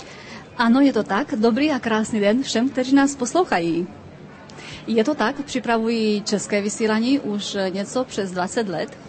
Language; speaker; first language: Czech; early bilingual, heritage; Czech